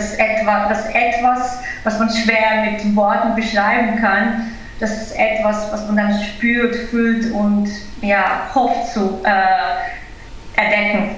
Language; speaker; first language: German; non-native, fluent; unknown